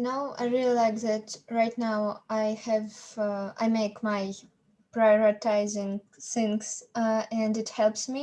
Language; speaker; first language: English; non-native, learner; Russian